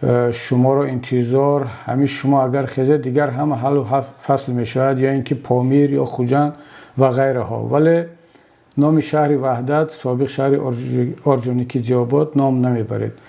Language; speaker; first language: Persian; native; Persian